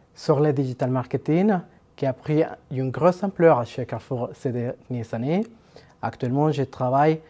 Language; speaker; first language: French; non-native, fluent; Spanish